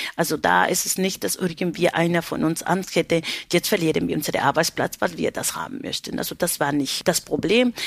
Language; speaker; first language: German; non-native, fluent; Spanish